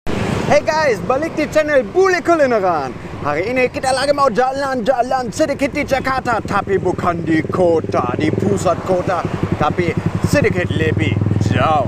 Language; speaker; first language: Indonesian; non-native, fluent; German